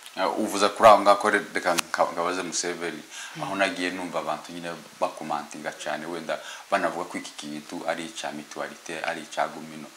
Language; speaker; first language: Kinyarwanda; native; Kinyarwanda